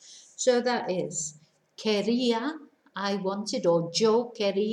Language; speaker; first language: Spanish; non-native, fluent; English